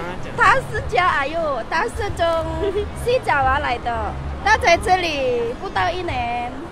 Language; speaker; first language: Chinese; non-native, learner; Indonesian